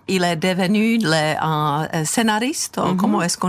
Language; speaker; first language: French; non-native, fluent; Czech